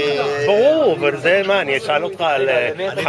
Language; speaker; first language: Hebrew; non-native, fluent; English